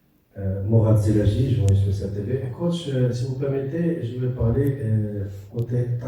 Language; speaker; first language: French; non-native, local second language; Arabic